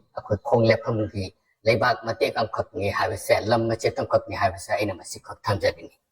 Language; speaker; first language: Manipuri; native; Manipuri